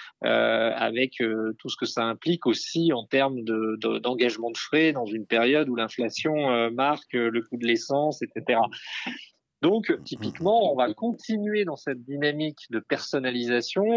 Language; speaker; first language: French; native; French